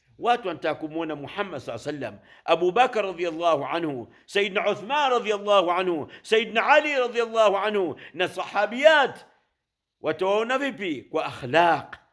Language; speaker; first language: Swahili; native; Swahili